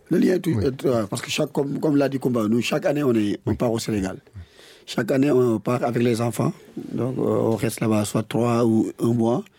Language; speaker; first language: French; non-native, local second language; Wolof